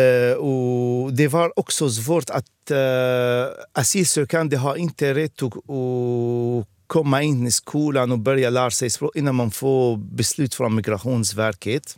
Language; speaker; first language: Swedish; non-native, fluent; Arabic